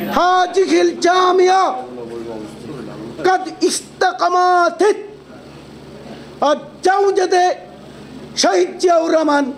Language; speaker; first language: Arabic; non-native, learner; Bangla